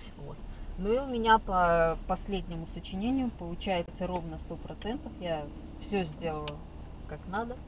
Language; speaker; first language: Russian; native; Russian